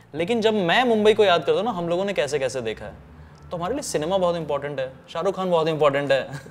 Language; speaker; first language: Hindi; native; Hindi